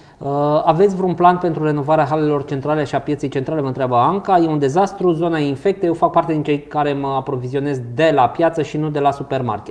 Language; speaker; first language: Romanian; native; Romanian